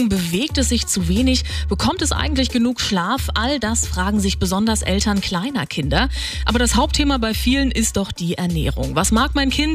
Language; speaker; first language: German; native; German